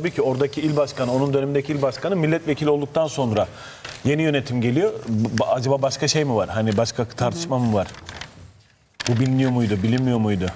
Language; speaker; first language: Turkish; native; Turkish